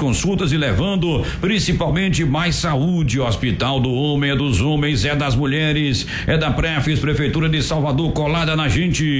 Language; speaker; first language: Portuguese; native; Portuguese